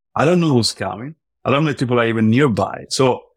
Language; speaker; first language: English; non-native, fluent; Italian